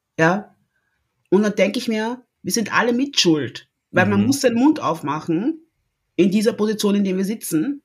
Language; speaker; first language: German; early bilingual, other home language; Lingala